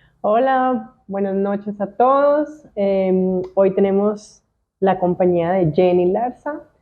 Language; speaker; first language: Spanish; native; Spanish